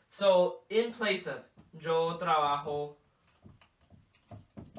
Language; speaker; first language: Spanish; non-native, learner; English